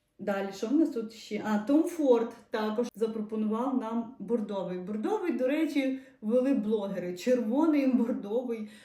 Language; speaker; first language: Ukrainian; non-native, local second language; Russian